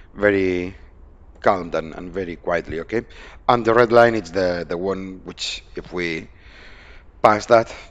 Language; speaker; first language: English; non-native, fluent; Spanish